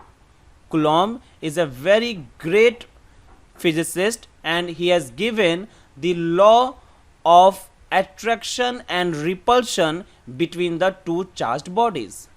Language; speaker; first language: English; non-native, local second language; Hindi